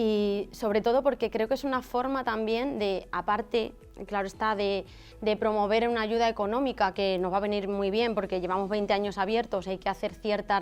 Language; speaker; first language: Spanish; native; Spanish